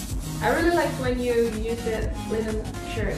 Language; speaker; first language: English; non-native, fluent; Indonesian